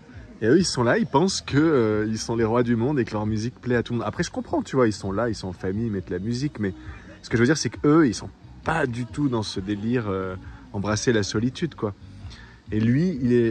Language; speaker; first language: French; native; French